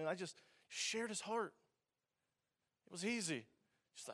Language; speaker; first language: English; native; English